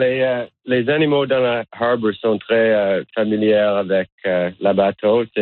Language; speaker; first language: French; non-native, learner; English